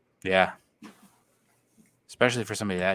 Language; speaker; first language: English; native; English